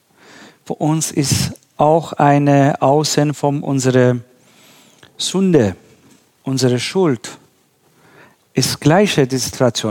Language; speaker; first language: German; non-native, learner; Persian